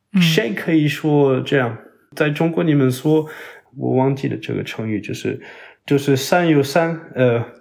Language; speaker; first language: Chinese; non-native, fluent; French